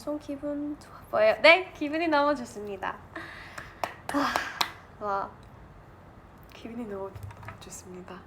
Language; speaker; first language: Korean; non-native, learner; English